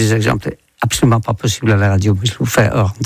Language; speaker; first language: French; non-native, fluent; Dutch